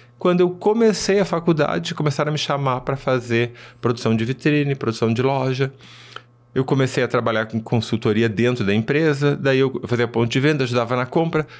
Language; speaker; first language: Portuguese; early bilingual, other home language; Spanish